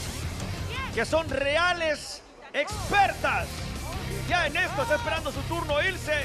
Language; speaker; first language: Spanish; native; Spanish